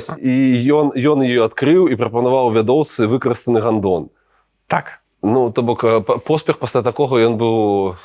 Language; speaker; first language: Belarusian; non-native, local second language; Russian